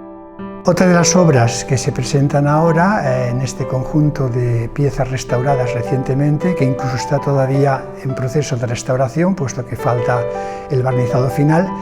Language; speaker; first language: Spanish; native; Spanish